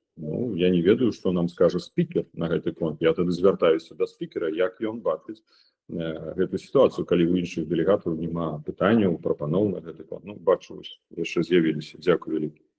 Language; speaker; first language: Belarusian; non-native, local second language; Russian